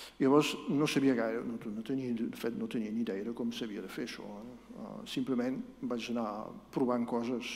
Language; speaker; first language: Catalan; non-native, local second language; French